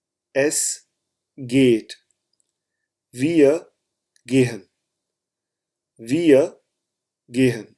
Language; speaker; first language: German; non-native, fluent; Urdu